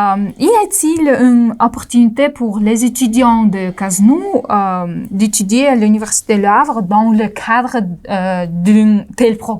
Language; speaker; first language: French; non-native, fluent; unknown